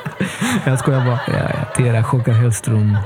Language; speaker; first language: Swedish; non-native, fluent; Spanish